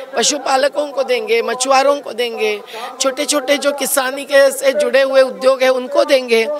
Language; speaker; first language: Hindi; non-native, local second language; Marathi